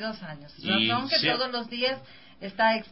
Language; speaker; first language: Spanish; native; Spanish